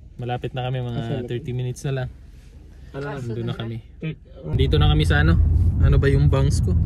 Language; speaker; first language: Filipino; native; Filipino